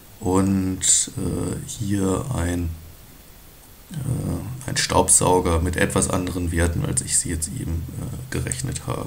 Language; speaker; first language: German; native; German